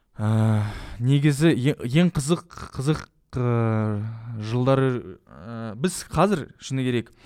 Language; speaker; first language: Kazakh; non-native, local second language; Russian